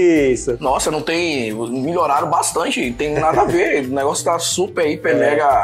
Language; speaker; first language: Portuguese; native; Portuguese